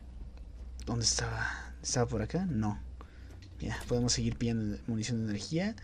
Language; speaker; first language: Spanish; native; Spanish